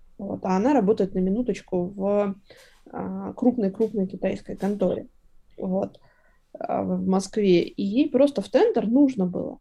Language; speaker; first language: Russian; native; Russian